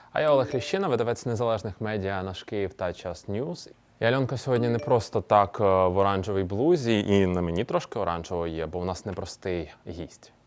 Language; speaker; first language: Ukrainian; native; Ukrainian